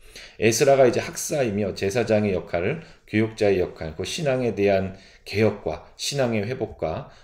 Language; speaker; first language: Korean; native; Korean